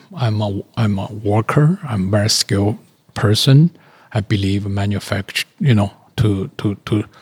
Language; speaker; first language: English; non-native, learner; Chinese